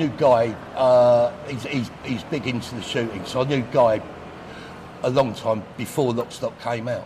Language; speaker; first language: English; native; English